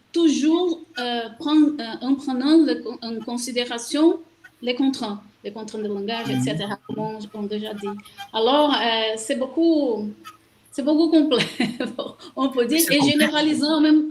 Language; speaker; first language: French; non-native, learner; Portuguese